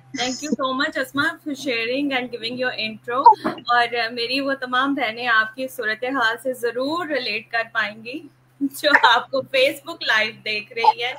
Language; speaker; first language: Urdu; native; Urdu